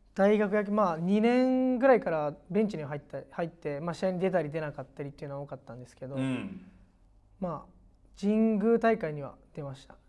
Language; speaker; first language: Japanese; native; Japanese